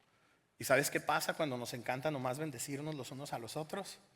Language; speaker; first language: Spanish; native; Spanish